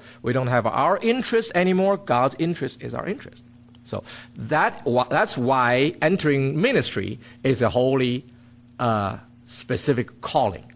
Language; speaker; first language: English; non-native, fluent; Chinese